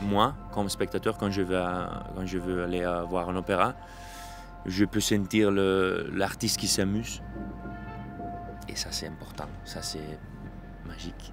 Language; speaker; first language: French; non-native, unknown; Spanish